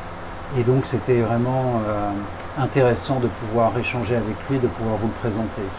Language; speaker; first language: French; native; French